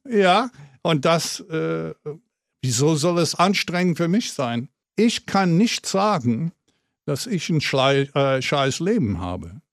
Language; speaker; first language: German; non-native, fluent; English